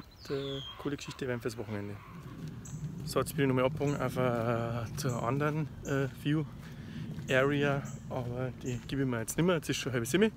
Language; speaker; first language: German; native; German